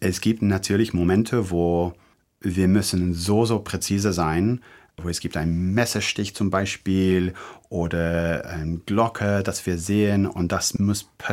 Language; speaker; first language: German; non-native, fluent; English